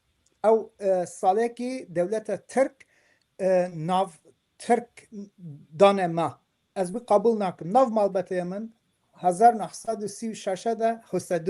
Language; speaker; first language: Kurdish; non-native, local second language; Turkish